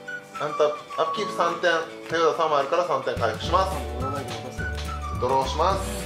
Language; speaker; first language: Japanese; native; Japanese